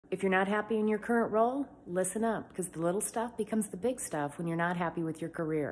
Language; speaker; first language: English; native; English